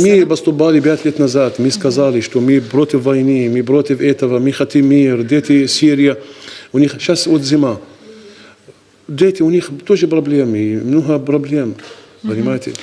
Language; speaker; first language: Russian; non-native, learner; Arabic